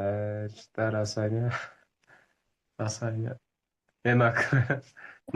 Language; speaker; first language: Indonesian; non-native, learner; Kyrgyz